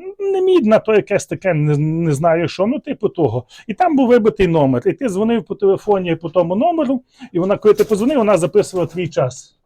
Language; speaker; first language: Ukrainian; native; Ukrainian